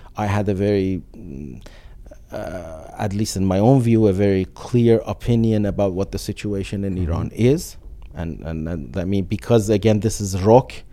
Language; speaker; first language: English; non-native, fluent; Persian